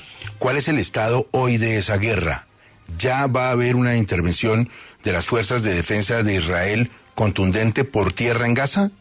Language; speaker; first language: Spanish; native; Spanish